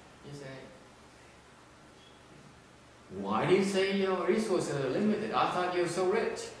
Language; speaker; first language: English; non-native, fluent; Vietnamese